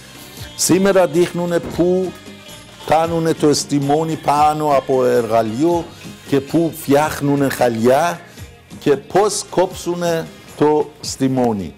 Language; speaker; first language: Greek; non-native, learner; Persian